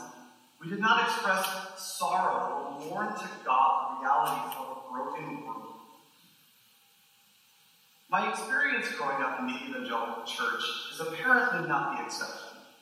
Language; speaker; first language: English; native; English